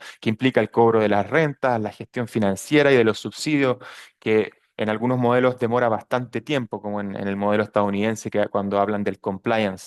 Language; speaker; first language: Spanish; native; Spanish